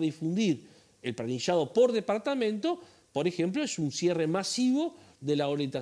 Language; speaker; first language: Spanish; native; Spanish